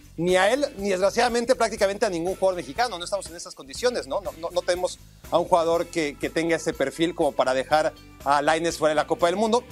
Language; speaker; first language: Spanish; native; Spanish